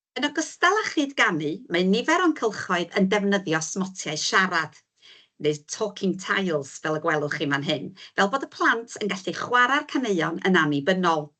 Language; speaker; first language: Welsh; native; Welsh